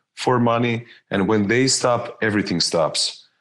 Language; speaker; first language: English; non-native, fluent; Croatian